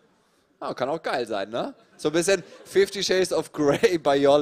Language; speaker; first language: German; native; German